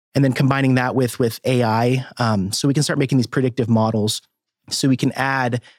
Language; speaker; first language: English; native; English